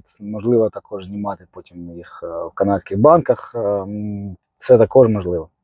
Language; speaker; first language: Ukrainian; non-native, local second language; Russian